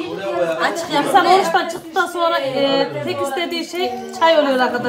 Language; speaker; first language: Turkish; native; Turkish